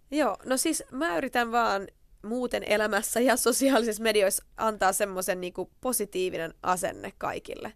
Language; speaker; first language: Finnish; non-native, local second language; Swedish